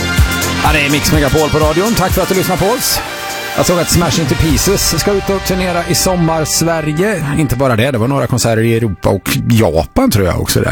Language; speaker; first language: Swedish; native; Swedish